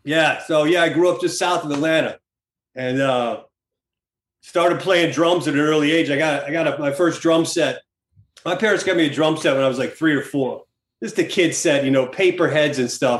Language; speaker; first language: English; native; English